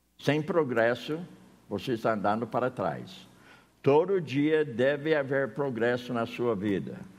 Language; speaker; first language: Portuguese; non-native, fluent; English